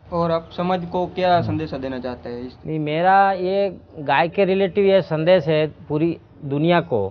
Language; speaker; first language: Hindi; non-native, local second language; Gujarati